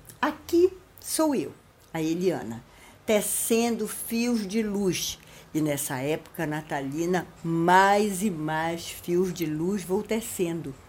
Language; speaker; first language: Portuguese; native; Portuguese